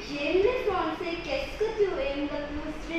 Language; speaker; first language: French; non-native, learner; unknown